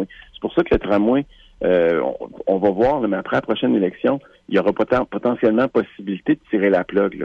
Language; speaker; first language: French; native; French